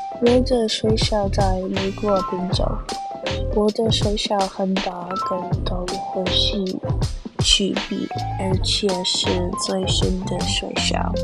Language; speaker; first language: Chinese; non-native, learner; English